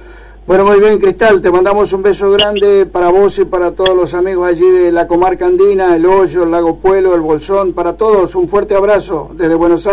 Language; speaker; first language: Spanish; native; Spanish